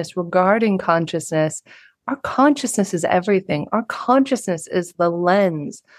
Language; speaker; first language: English; native; English